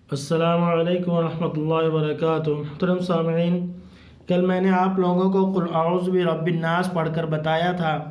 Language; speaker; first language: Urdu; native; Urdu